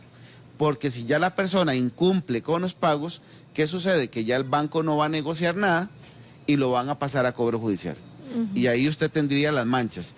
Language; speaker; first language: Spanish; native; Spanish